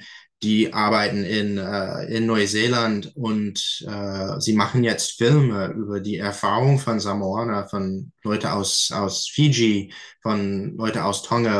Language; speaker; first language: German; non-native, fluent; English